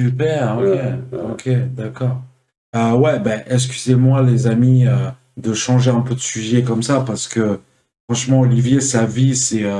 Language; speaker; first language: French; native; French